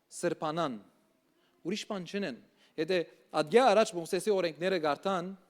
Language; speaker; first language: Armenian; early bilingual, heritage; Armenian